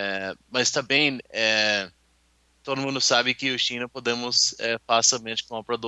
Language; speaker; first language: Portuguese; non-native, learner; English